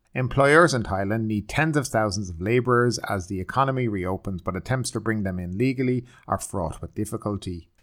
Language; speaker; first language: English; native; English